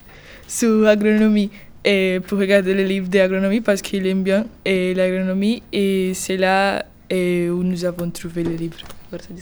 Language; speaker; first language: French; non-native, learner; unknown